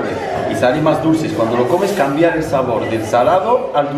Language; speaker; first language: Spanish; non-native, fluent; Arabic